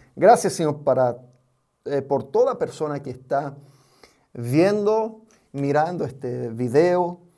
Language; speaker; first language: Spanish; non-native, fluent; English